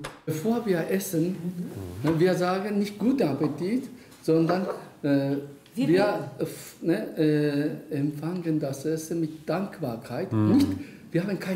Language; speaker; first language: German; non-native, fluent; Japanese